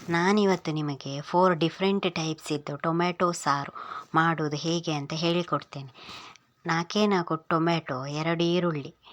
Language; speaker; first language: Kannada; non-native, local second language; Tulu